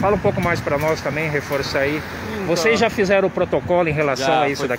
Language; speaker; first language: Portuguese; native; Portuguese